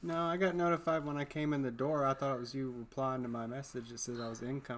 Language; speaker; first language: English; native; English